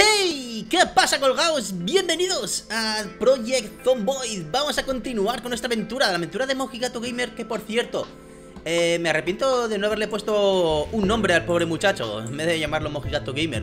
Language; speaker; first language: Spanish; native; Spanish